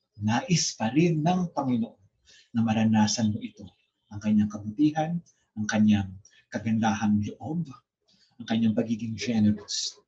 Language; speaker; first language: Filipino; native; Filipino